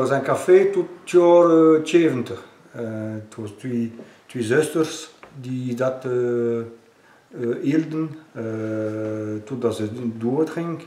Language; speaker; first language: Dutch; non-native, local second language; French